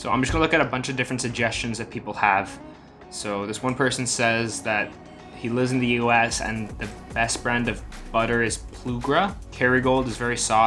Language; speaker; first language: English; native; English